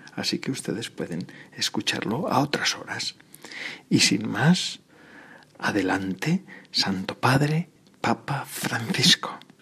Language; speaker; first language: Spanish; native; Spanish